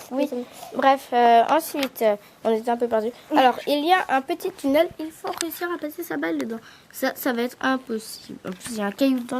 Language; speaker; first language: French; native; French